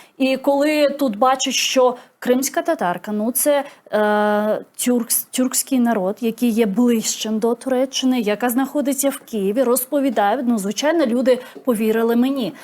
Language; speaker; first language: Ukrainian; non-native, local second language; Crimean Tatar